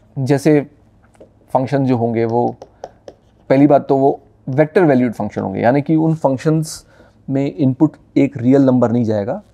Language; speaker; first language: Hindi; native; Hindi